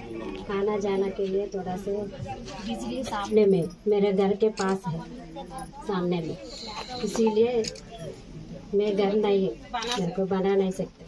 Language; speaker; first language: Hindi; non-native, local second language; Telugu